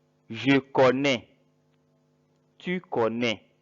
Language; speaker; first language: French; non-native, fluent; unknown